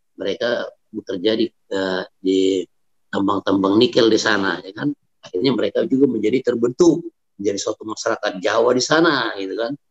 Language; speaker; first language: Indonesian; non-native, local second language; Batak Toba